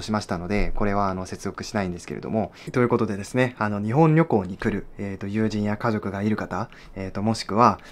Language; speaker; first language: Japanese; non-native, fluent; Korean